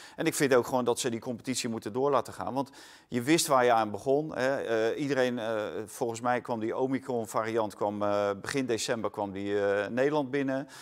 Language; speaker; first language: Dutch; native; Dutch